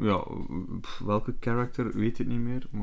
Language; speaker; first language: Dutch; native; Dutch